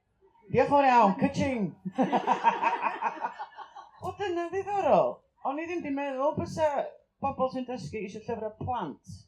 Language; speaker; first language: Welsh; native; Welsh